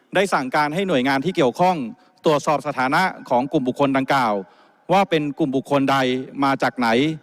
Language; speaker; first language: Thai; native; Thai